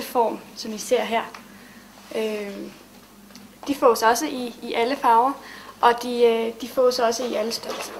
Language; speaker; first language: Danish; native; Danish